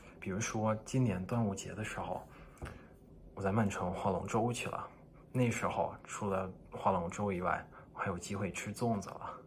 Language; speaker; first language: Chinese; non-native, fluent; English